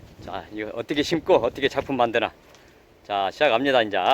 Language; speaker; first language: Korean; native; Korean